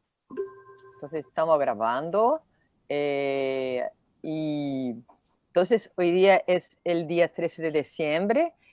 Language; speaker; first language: Spanish; non-native, fluent; Portuguese